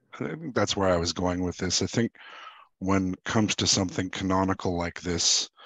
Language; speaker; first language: English; native; English